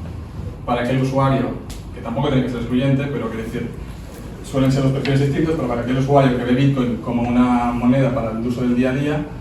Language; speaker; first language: Spanish; native; Spanish